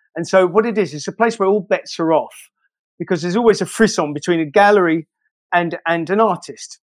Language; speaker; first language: English; native; English